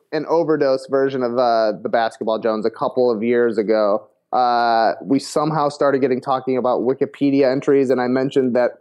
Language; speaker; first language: English; native; English